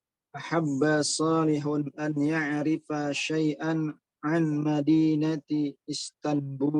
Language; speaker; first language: Arabic; non-native, learner; Indonesian